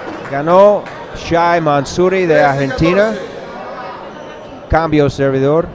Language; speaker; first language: Spanish; non-native, learner; English